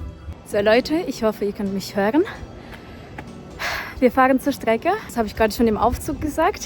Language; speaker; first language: German; non-native, fluent; Russian